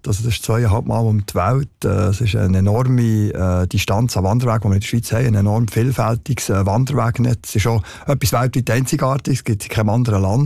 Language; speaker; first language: German; native; German